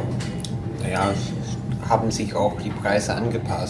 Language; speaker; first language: German; non-native, fluent; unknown